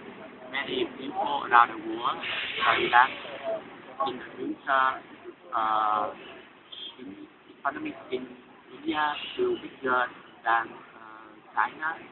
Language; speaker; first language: English; non-native, learner; Vietnamese